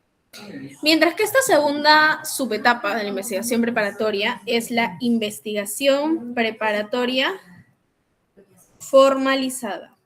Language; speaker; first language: Spanish; native; Spanish